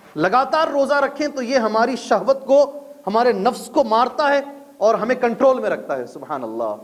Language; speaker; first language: Urdu; native; Urdu